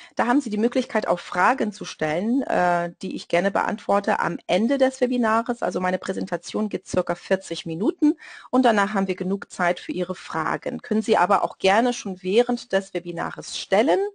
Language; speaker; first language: German; non-native, fluent; Portuguese